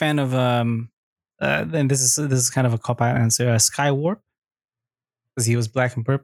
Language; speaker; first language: English; non-native, local second language; Filipino